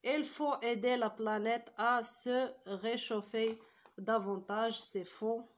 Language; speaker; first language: French; non-native, local second language; Arabic